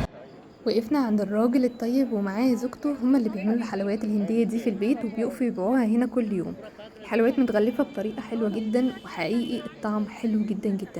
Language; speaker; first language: Arabic; native; Arabic